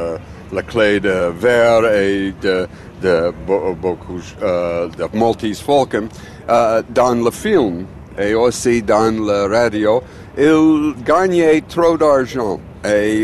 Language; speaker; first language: French; non-native, learner; English